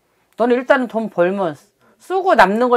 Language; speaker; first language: Korean; native; Korean